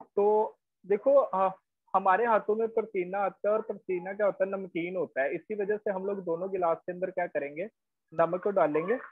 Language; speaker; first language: Hindi; native; Hindi